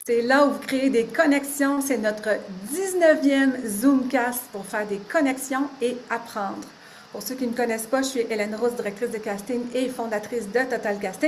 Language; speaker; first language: French; native; French